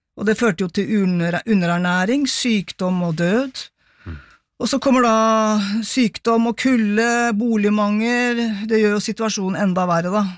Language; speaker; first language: Norwegian; native; Norwegian